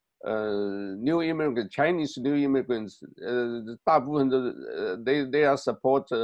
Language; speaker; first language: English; non-native, learner; Chinese